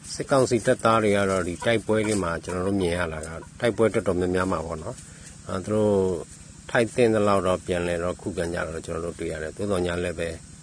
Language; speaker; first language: Burmese; non-native, local second language; S'gaw Karen